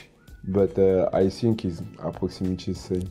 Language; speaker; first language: English; non-native, learner; French